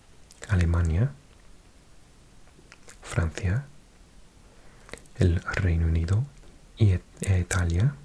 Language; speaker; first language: Spanish; non-native, fluent; English